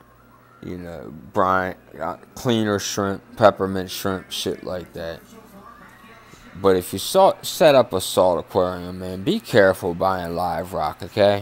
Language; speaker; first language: English; native; English